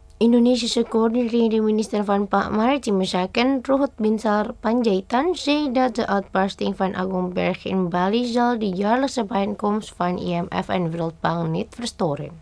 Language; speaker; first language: Dutch; non-native, fluent; Indonesian